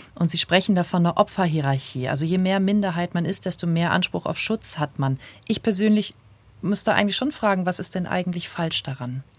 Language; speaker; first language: German; native; German